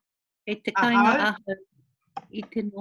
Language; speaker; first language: Māori; non-native, learner; English